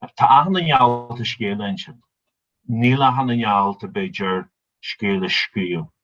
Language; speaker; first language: Irish; native; Irish